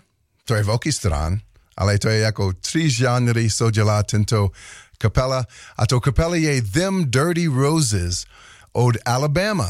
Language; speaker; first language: Czech; non-native, learner; English